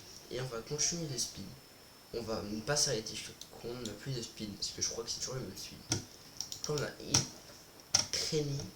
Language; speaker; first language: French; native; French